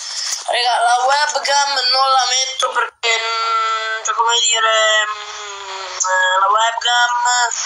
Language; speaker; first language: Italian; native; Italian